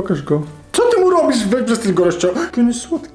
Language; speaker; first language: Polish; native; Polish